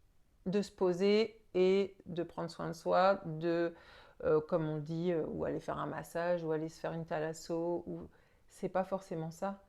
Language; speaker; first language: French; native; French